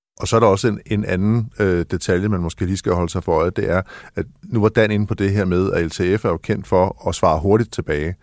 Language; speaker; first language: Danish; native; Danish